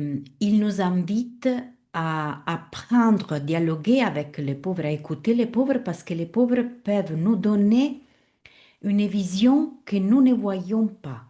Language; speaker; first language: French; non-native, fluent; Italian